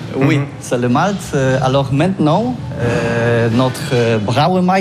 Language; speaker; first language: French; non-native, learner; Polish